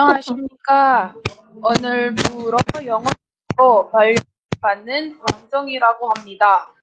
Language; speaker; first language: Korean; non-native, learner; Indonesian